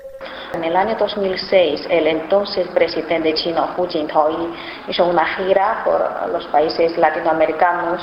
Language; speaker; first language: Spanish; non-native, fluent; Chinese